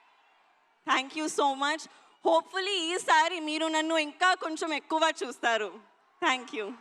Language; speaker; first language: Telugu; non-native, learner; Hindi